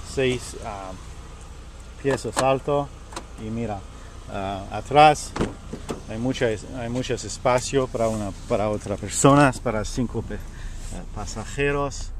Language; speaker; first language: Spanish; non-native, learner; French